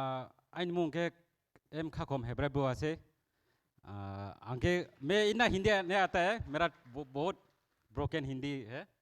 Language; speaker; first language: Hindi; non-native, local second language; Kok Borok